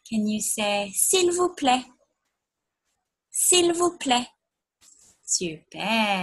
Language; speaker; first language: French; non-native, fluent; English